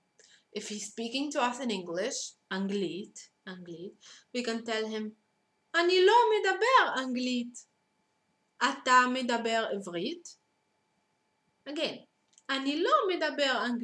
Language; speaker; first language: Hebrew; non-native, fluent; Arabic